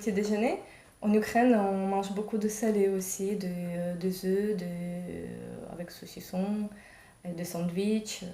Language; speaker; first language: French; non-native, fluent; Ukrainian